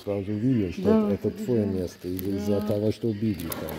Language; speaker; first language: Russian; non-native, learner; English